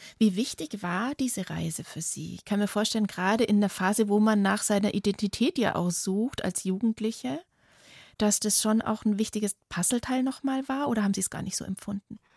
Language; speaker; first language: German; native; German